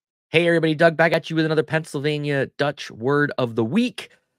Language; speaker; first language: English; native; English